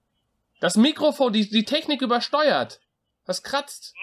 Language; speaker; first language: German; native; German